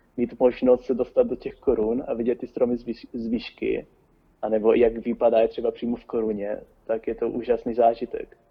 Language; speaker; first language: Czech; non-native, fluent; Italian